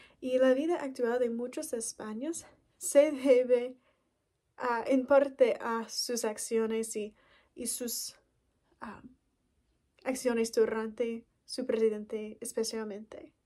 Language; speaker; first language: Spanish; non-native, learner; English